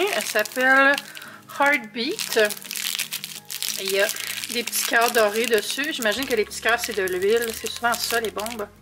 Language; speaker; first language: French; native; French